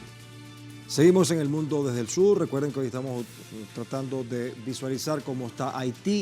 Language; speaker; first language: Spanish; native; Spanish